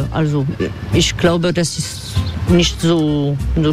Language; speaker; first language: German; non-native, fluent; French